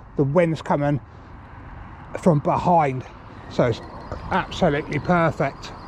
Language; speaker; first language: English; native; English